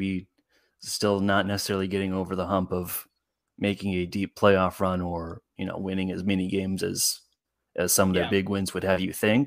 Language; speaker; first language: English; native; English